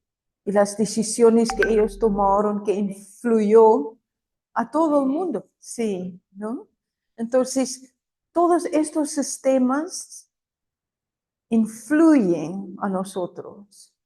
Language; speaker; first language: Spanish; non-native, fluent; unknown